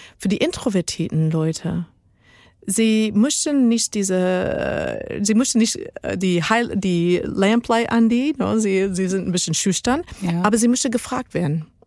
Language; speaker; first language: German; non-native, learner; Spanish